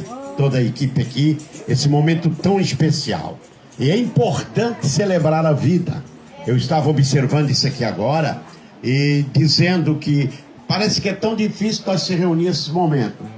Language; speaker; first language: Portuguese; native; Portuguese